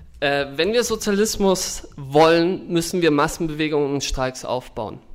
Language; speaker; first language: German; native; German